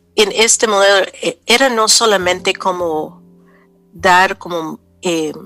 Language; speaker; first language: Spanish; non-native, fluent; English